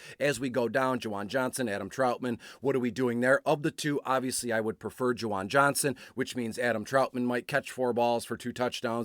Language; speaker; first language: English; native; English